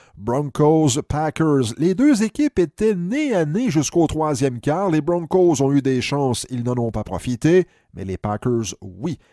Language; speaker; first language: French; native; French